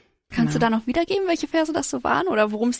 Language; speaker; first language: German; native; German